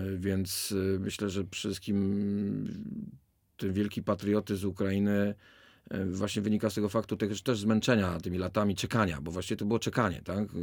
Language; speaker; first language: Polish; native; Polish